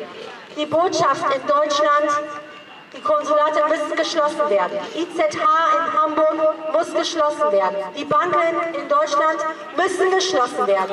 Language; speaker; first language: German; early bilingual, other home language; Persian